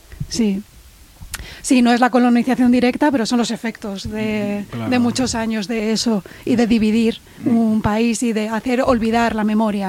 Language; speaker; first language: Spanish; native; Spanish